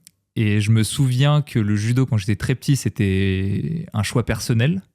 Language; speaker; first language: French; native; French